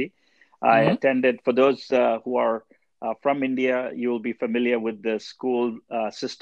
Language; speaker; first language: English; non-native, local second language; Tamil